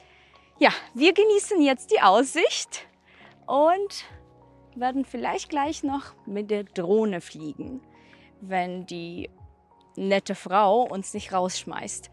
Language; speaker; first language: German; non-native, fluent; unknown